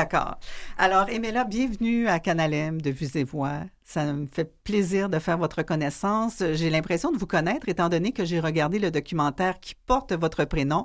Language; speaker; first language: French; native; French